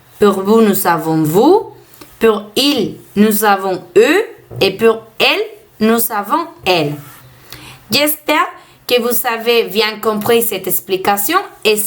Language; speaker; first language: French; non-native, fluent; Spanish